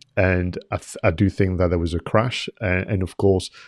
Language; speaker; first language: English; non-native, fluent; French